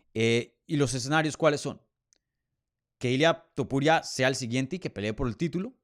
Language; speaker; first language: Spanish; native; Spanish